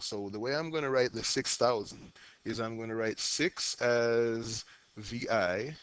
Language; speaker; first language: English; native; English